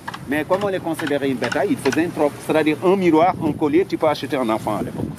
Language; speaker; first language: French; non-native, local second language; Wolof